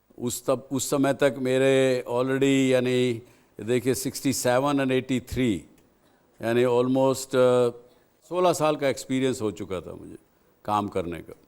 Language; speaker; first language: Hindi; native; Hindi